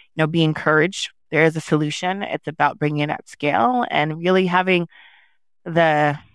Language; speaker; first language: English; early bilingual, other home language; Haitian Creole